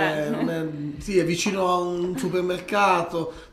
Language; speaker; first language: Italian; native; Italian